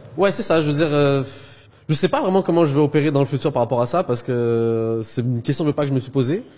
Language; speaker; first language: French; early bilingual, other home language; Arabic